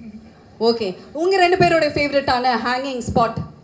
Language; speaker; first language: Tamil; native; Tamil